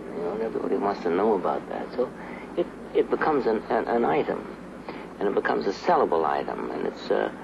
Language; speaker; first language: English; native; English